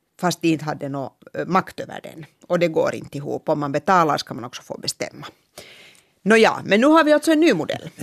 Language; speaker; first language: Swedish; native; Swedish